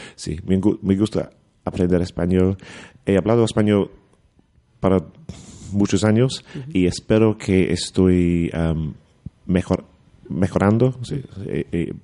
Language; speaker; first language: Spanish; non-native, learner; English